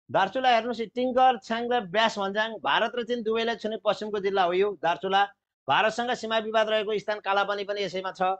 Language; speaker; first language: Nepali; native; Nepali